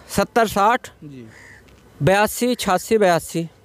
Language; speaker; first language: Hindi; native; Hindi